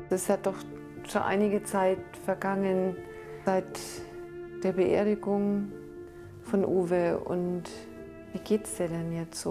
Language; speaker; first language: German; native; German